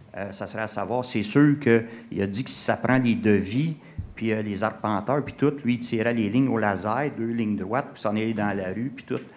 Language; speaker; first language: French; native; French